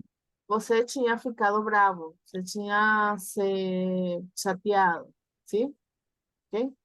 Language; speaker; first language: Portuguese; non-native, learner; Spanish